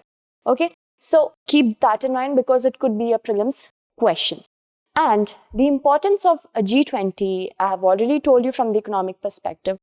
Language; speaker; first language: English; non-native, local second language; Hindi